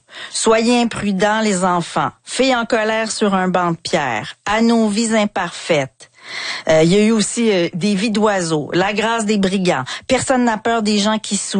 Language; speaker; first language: French; native; French